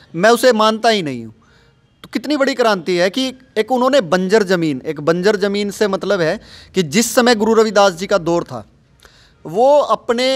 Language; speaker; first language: Hindi; native; Hindi